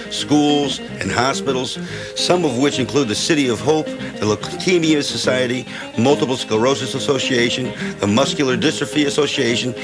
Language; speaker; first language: English; native; English